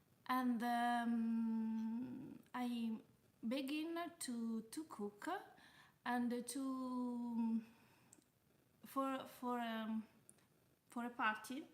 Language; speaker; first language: English; non-native, learner; Italian